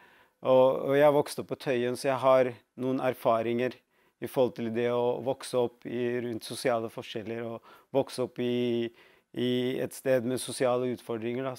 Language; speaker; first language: Norwegian; early bilingual, other home language; Tamil